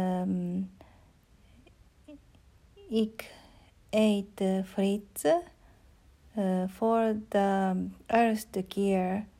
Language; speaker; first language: Dutch; non-native, learner; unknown